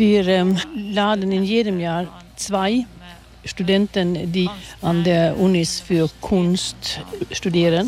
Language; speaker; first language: German; non-native, fluent; Swedish